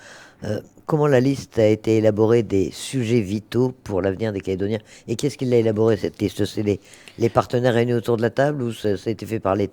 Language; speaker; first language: French; native; French